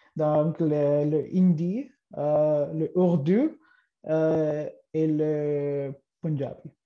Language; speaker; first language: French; non-native, local second language; English